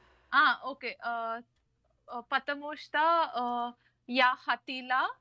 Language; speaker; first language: Russian; non-native, learner; Telugu